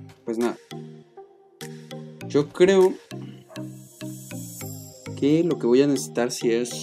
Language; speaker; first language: Spanish; native; Spanish